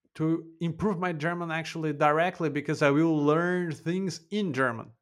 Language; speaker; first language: English; non-native, fluent; Portuguese